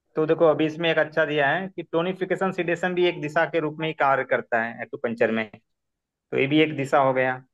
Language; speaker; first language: Hindi; non-native, local second language; Marathi